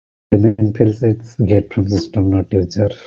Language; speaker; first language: English; non-native, learner; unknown